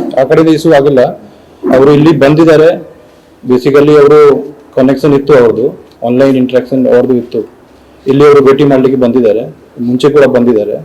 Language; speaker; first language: Kannada; non-native, local second language; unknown